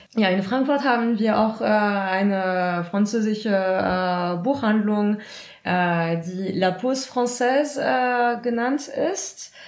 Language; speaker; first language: German; non-native, fluent; French